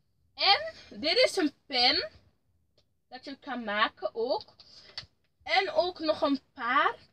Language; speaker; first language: Dutch; early bilingual, other home language; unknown